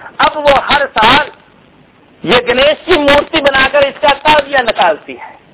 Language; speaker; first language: Urdu; non-native, local second language; Punjabi